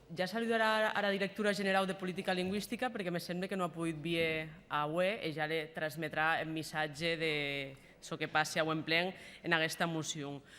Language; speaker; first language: Catalan; non-native, local second language; Occitan